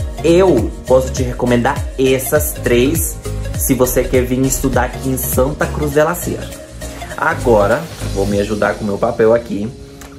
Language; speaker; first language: Portuguese; non-native, fluent; Spanish